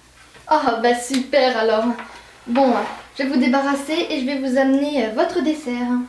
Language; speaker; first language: French; native; French